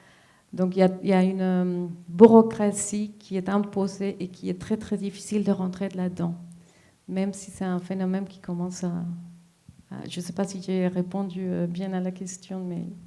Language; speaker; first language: French; non-native, fluent; Spanish